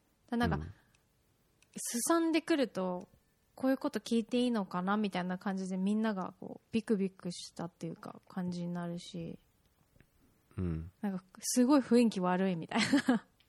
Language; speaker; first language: Japanese; early bilingual, heritage; Japanese